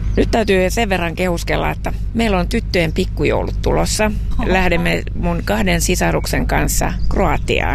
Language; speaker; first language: Finnish; native; Finnish